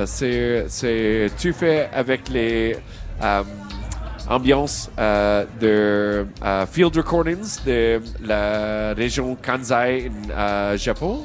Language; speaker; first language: French; non-native, learner; English